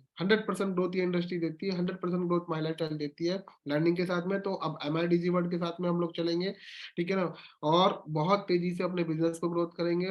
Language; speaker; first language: Hindi; native; Hindi